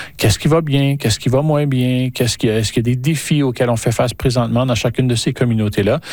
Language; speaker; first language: French; native; French